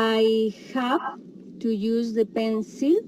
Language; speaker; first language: English; non-native, learner; Spanish